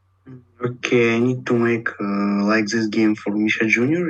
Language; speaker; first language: English; non-native, learner; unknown